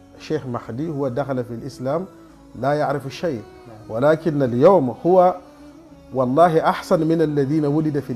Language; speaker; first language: Arabic; non-native, fluent; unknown